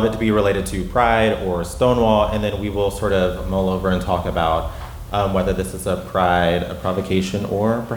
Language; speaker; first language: English; native; English